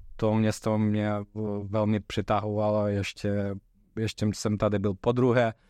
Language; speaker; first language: Czech; non-native, fluent; Russian